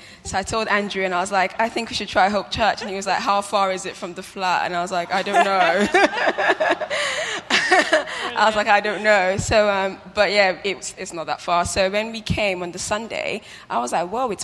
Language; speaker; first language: English; native; English